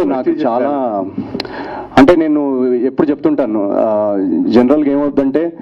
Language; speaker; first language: Telugu; native; Telugu